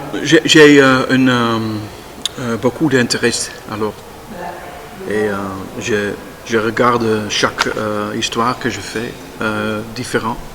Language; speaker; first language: French; non-native, learner; Dutch